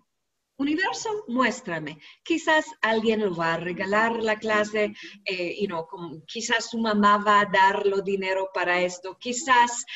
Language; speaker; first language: Spanish; non-native, learner; English